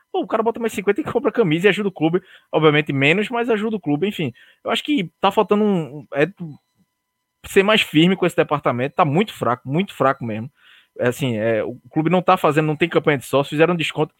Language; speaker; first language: Portuguese; native; Portuguese